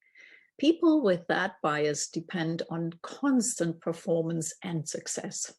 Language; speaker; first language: English; non-native, fluent; German